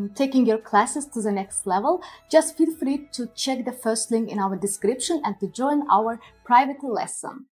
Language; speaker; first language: English; non-native, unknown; Azerbaijani